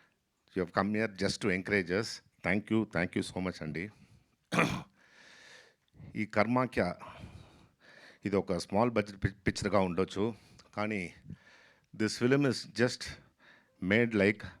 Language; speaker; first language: Telugu; non-native, fluent; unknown